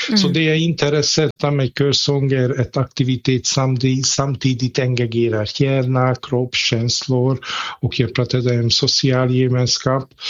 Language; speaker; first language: Swedish; non-native, fluent; Hungarian